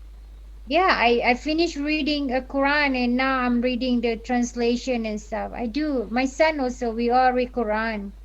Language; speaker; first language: English; early bilingual, other home language; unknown